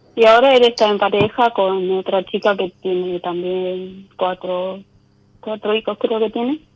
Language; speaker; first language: Spanish; native; Spanish